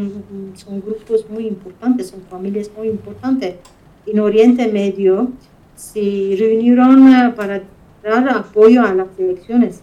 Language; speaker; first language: Spanish; non-native, fluent; Kurdish